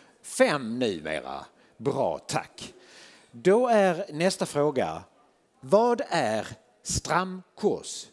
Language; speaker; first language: Swedish; native; Swedish